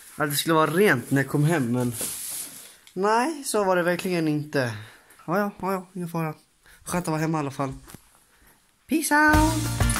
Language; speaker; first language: Swedish; native; Swedish